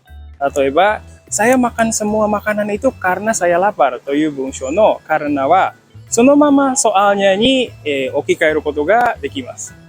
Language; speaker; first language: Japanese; non-native, fluent; Indonesian